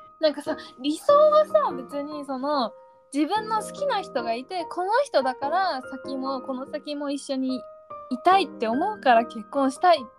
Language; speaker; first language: Japanese; native; Japanese